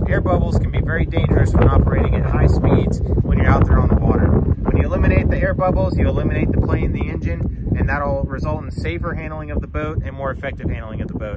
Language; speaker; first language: English; native; English